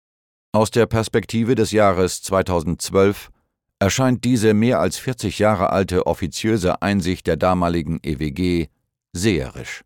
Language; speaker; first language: German; native; German